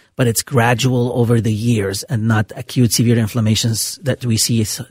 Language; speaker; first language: English; non-native, fluent; Arabic